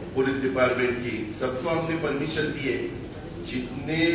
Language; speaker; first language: Hindi; non-native, local second language; Marathi